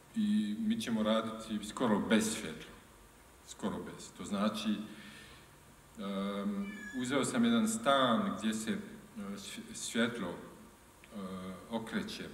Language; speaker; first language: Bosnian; non-native, learner; French